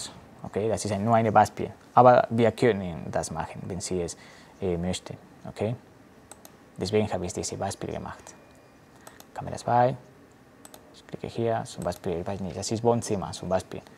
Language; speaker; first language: German; non-native, learner; Spanish